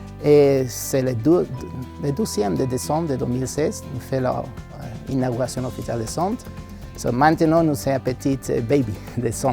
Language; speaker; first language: French; non-native, learner; Spanish